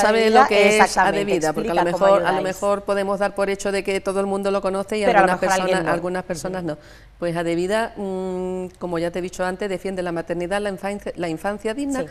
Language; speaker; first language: Spanish; native; Spanish